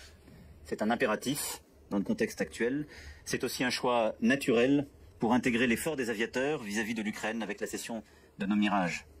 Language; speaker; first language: French; native; French